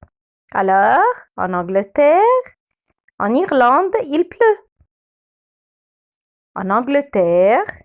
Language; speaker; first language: French; non-native, fluent; Arabic